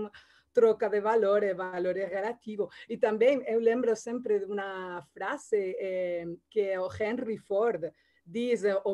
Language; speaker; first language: Portuguese; non-native, learner; Spanish